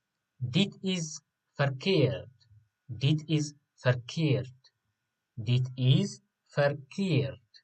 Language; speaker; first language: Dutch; non-native, fluent; Tigrinya